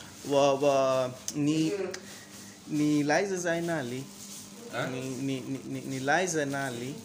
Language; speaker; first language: Chinese; non-native, learner; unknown